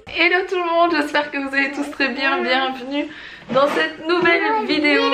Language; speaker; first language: French; native; French